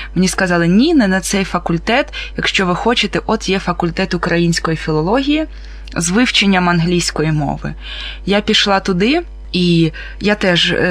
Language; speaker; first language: Ukrainian; non-native, local second language; Russian